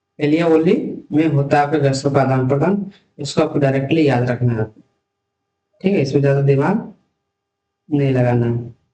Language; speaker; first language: Hindi; native; Hindi